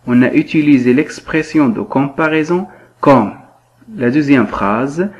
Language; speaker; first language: French; non-native, local second language; Arabic